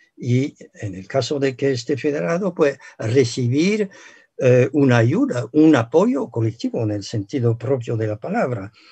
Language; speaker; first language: Spanish; non-native, fluent; French